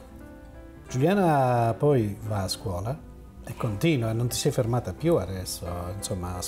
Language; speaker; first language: Italian; native; Italian